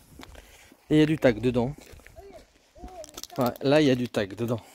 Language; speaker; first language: French; native; French